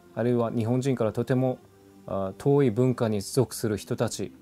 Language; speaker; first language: Japanese; native; Japanese